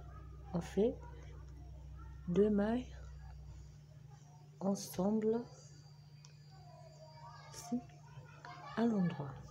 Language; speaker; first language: French; native; French